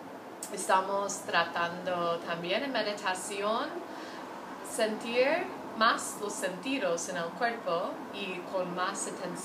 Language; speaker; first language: Spanish; non-native, fluent; English